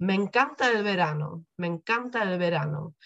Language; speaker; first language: Spanish; non-native, fluent; Dutch